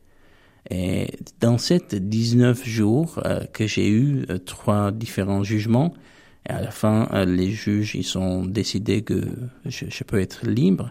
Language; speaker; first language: French; non-native, fluent; Armenian